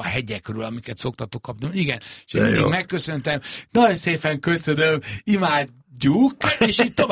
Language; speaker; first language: Hungarian; native; Hungarian